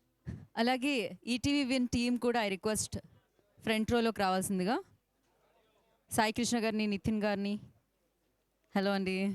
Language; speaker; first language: Telugu; native; Telugu